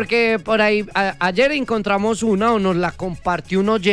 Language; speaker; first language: Spanish; native; Spanish